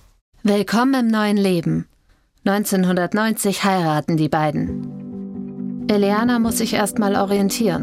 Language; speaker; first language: German; native; German